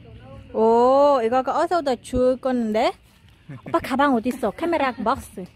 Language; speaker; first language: Korean; non-native, learner; Vietnamese